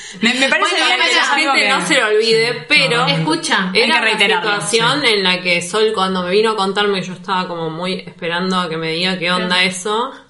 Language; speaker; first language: Spanish; native; Spanish